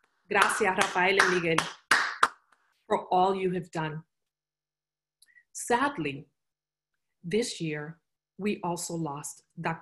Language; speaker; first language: English; native; English